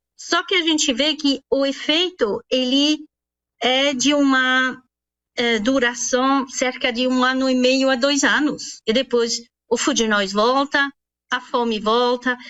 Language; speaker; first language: Portuguese; non-native, fluent; French